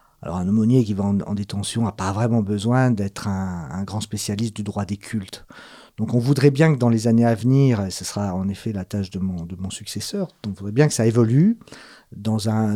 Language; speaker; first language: French; native; French